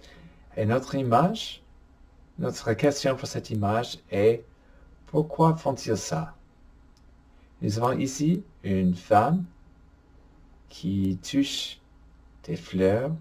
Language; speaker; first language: French; non-native, fluent; English